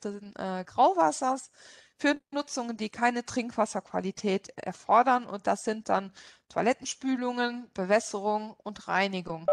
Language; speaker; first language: German; non-native, local second language; Luxembourgish